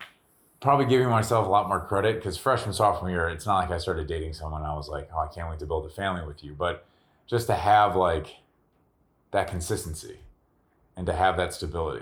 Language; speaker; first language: English; native; English